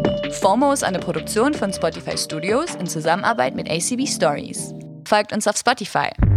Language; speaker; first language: German; native; German